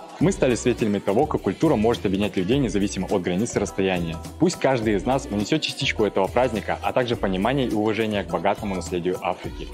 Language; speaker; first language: Russian; native; Russian